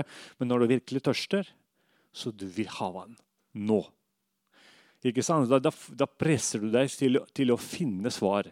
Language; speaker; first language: Norwegian; non-native, fluent; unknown